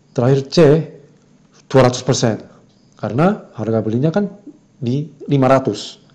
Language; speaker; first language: Indonesian; non-native, fluent; Korean